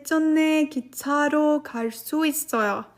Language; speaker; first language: Korean; non-native, learner; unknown